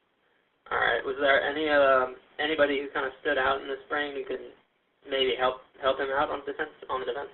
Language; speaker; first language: English; native; English